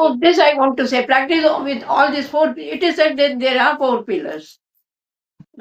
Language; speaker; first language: English; non-native, local second language; Hindi